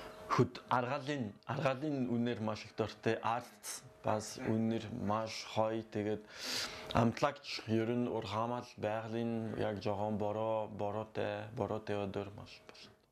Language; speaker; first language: Mongolian; non-native, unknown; French